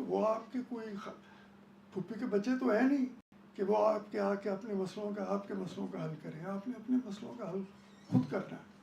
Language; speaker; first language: Urdu; non-native, local second language; Punjabi